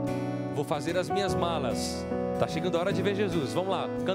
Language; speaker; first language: Portuguese; native; Portuguese